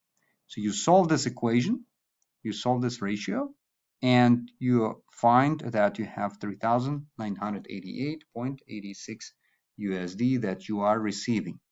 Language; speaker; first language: English; non-native, fluent; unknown